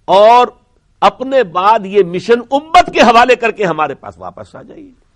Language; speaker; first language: Urdu; native; Urdu